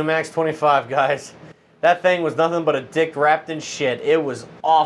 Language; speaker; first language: English; native; English